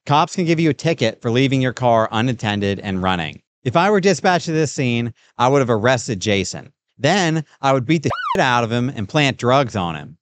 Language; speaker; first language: English; native; English